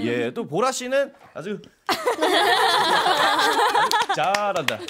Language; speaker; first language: Korean; native; Korean